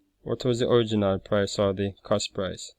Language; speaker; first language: English; native; English